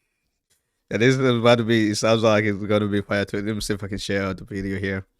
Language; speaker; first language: English; native; English